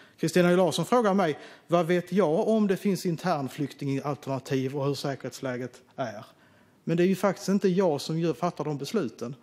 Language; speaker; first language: Swedish; native; Swedish